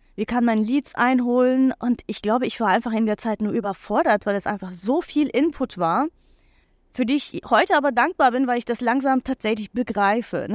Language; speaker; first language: German; non-native, fluent; Turkish